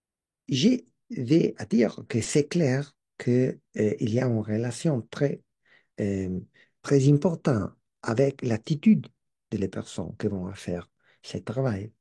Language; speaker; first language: French; non-native, learner; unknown